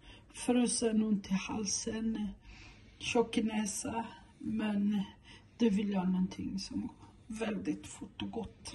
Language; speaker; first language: Swedish; non-native, fluent; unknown